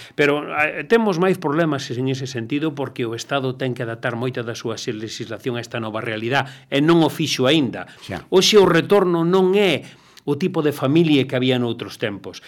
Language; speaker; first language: Galician; non-native, local second language; Spanish